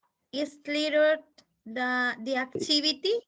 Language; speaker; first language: English; non-native, fluent; Spanish